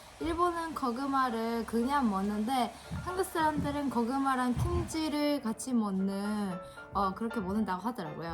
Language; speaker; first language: Korean; non-native, fluent; Japanese